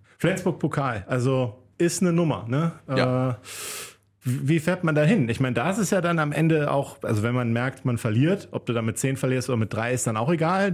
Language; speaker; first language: German; native; German